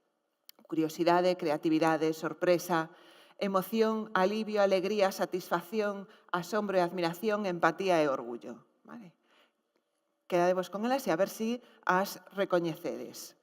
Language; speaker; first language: Galician; native; Galician